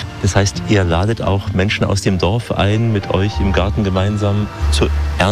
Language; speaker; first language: German; native; German